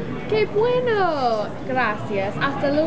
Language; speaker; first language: Spanish; non-native, learner; English